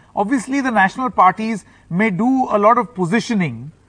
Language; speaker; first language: English; non-native, local second language; Hindi